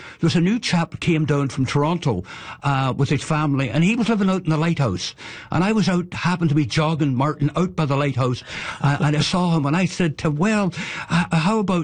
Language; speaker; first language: English; native; English